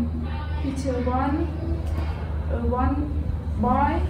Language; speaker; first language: English; non-native, learner; Khmer